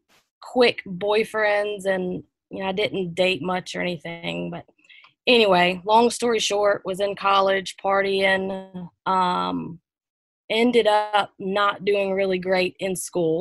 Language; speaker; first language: English; native; English